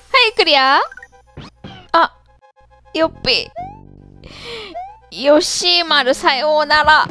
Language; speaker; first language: Japanese; native; Japanese